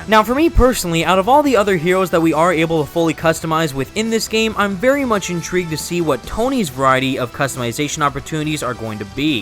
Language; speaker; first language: English; native; English